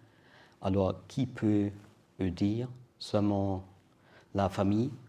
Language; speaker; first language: French; non-native, learner; German